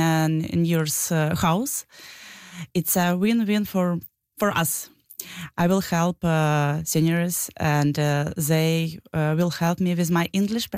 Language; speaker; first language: English; non-native, learner; Ukrainian